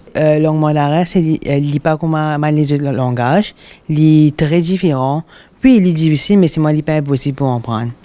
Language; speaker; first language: French; non-native, local second language; Morisyen